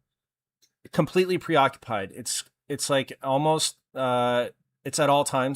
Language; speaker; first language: English; native; English